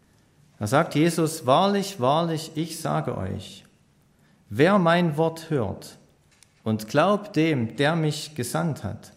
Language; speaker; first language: German; native; German